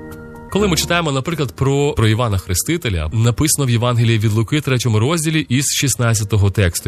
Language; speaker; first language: Ukrainian; native; Ukrainian